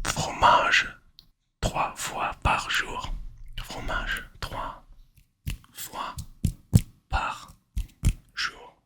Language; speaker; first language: French; non-native, learner; English